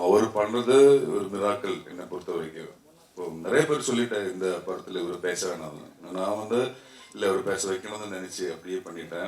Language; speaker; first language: Tamil; non-native, learner; Malayalam